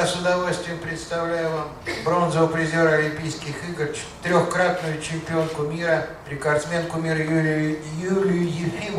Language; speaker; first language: Russian; native; Russian